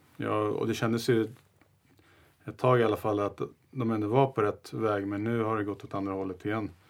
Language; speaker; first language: Swedish; early bilingual, other home language; Turoyo